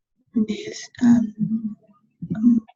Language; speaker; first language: English; non-native, learner; Spanish